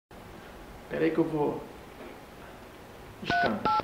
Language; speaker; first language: Portuguese; native; Portuguese